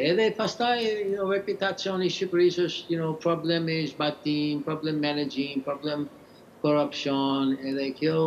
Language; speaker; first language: Albanian; early bilingual, heritage; English